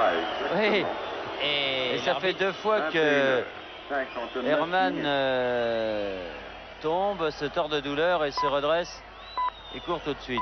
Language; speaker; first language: French; native; French